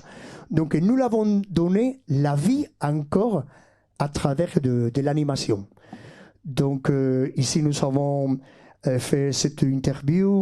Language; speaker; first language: French; non-native, fluent; Basque